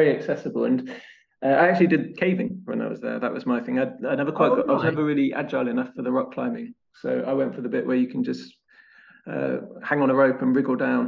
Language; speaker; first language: English; native; English